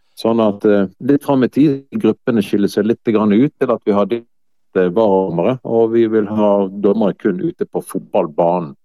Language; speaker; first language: Norwegian; native; Norwegian